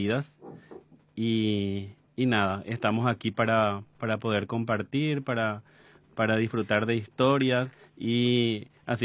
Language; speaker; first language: Spanish; native; Spanish